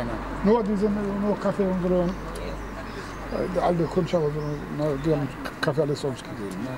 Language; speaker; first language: German; non-native, learner; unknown